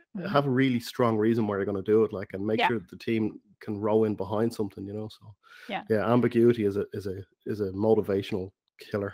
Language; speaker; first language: English; native; English